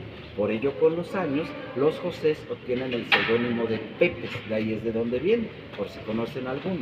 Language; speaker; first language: Spanish; native; Spanish